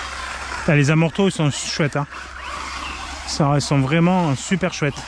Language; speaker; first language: French; native; French